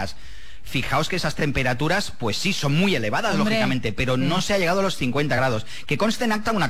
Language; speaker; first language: Spanish; native; Spanish